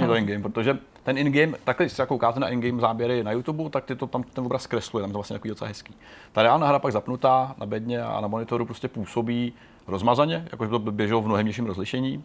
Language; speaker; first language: Czech; native; Czech